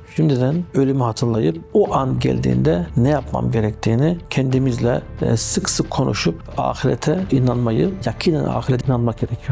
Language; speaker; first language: Turkish; early bilingual, heritage; Turkish